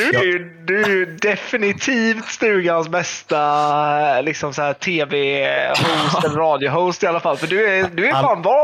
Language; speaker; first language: Swedish; native; Swedish